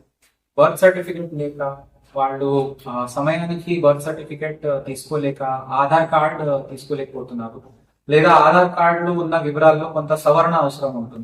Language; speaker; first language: Telugu; non-native, fluent; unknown